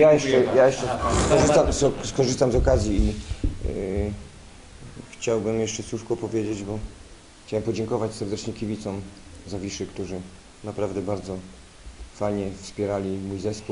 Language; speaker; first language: Polish; native; Polish